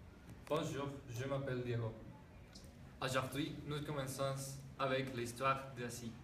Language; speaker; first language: French; non-native, learner; Spanish